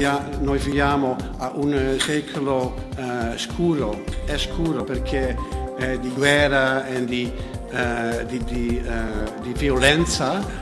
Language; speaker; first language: Italian; non-native, learner; Dutch